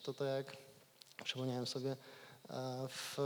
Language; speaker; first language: Polish; native; Polish